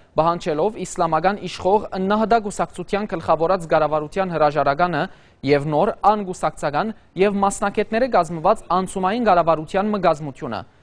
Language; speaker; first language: Armenian; early bilingual, heritage; Armenian